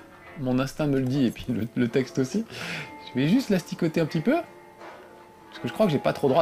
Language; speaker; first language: French; native; French